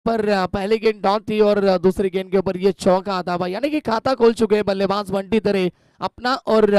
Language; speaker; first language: Hindi; non-native, local second language; Marathi